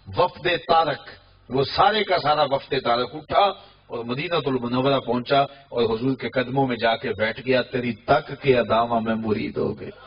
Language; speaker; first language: Urdu; non-native, local second language; Punjabi